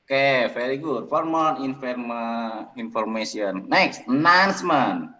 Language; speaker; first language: English; non-native, learner; Indonesian